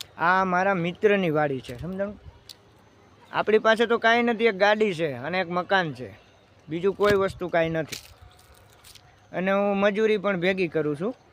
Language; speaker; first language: Gujarati; native; Gujarati